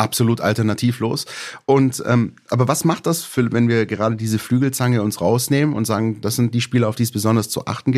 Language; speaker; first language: German; native; German